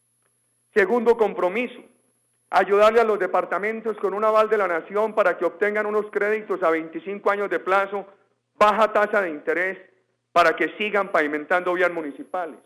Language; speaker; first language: Spanish; native; Spanish